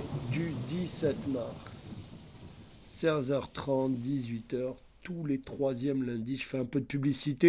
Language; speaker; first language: French; native; French